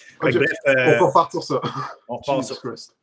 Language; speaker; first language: French; native; French